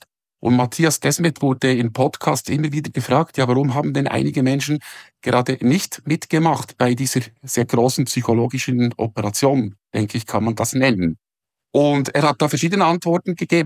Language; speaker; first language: German; native; German